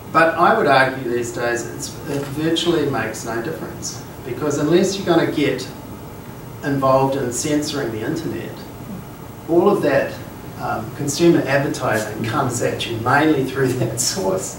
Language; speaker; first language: English; native; English